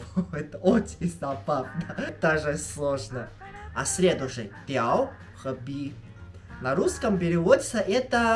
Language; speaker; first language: Russian; non-native, fluent; Chinese